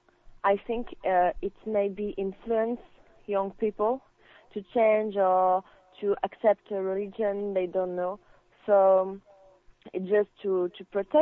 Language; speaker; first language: English; non-native, learner; French